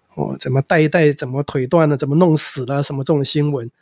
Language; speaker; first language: Chinese; native; Chinese